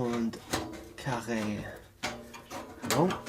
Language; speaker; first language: French; non-native, learner; English